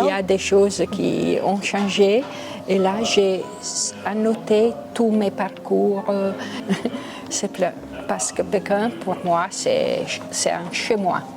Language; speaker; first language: French; non-native, local second language; Italian